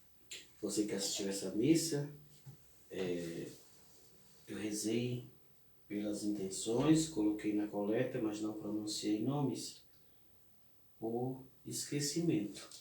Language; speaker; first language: Portuguese; native; Portuguese